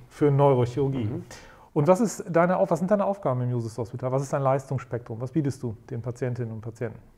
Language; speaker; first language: German; native; German